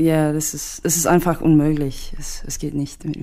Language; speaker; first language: German; non-native, learner; English